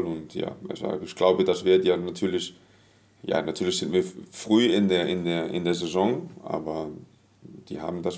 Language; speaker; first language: German; non-native, fluent; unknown